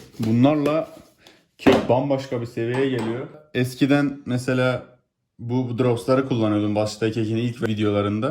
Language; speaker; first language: Turkish; native; Turkish